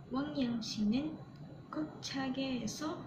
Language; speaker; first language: Korean; non-native, learner; Malay